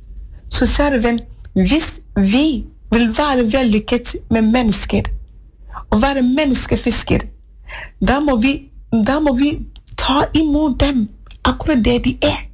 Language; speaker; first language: Norwegian; non-native, fluent; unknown